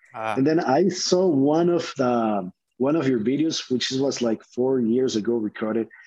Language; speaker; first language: English; non-native, fluent; Spanish